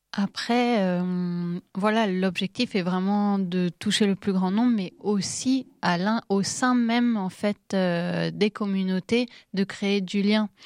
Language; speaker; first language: French; early bilingual, other home language; Arabic